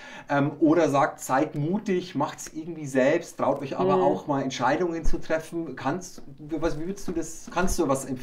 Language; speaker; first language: German; native; German